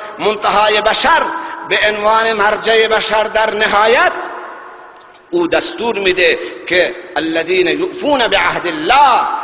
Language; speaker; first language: Persian; non-native, local second language; Baluchi